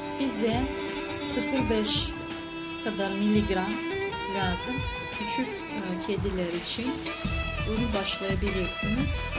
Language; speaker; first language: Turkish; non-native, learner; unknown